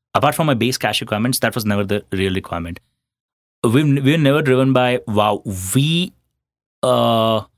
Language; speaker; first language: English; non-native, local second language; Hindi